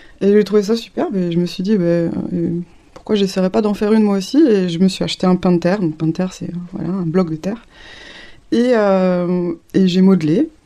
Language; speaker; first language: French; native; French